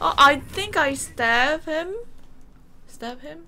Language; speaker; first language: English; non-native, learner; Korean